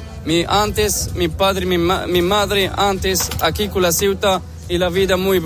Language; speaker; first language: Spanish; non-native, learner; Arabic